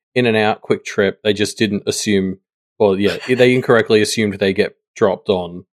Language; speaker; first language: English; native; English